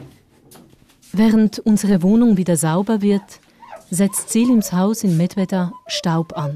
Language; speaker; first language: German; native; German